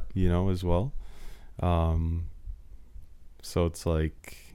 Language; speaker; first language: English; early bilingual, other home language; Slovak